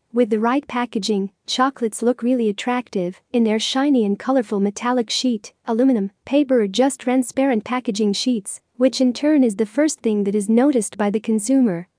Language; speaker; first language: English; non-native, learner; Arabic